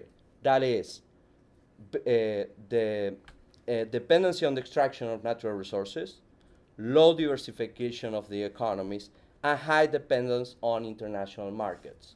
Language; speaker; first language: English; non-native, fluent; Spanish